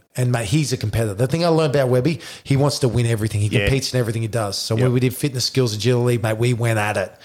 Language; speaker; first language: English; native; English